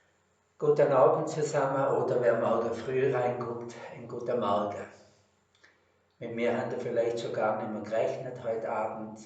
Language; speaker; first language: German; native; German